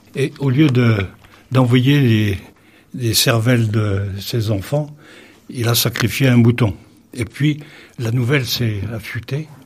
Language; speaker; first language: French; native; French